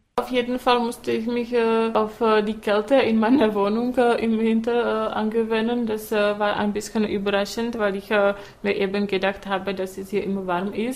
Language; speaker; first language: German; non-native, fluent; Czech